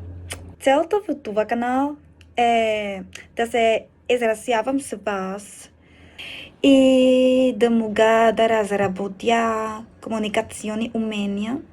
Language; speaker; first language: Bulgarian; non-native, learner; Spanish